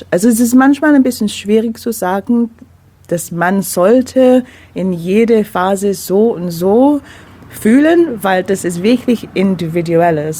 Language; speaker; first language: German; non-native, fluent; English